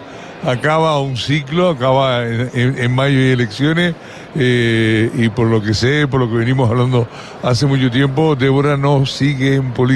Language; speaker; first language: Spanish; native; Spanish